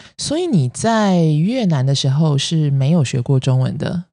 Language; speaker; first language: Chinese; native; Chinese